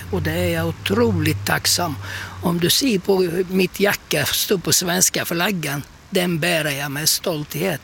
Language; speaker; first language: Swedish; non-native, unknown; Turkish